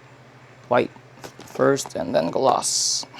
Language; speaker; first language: English; native; English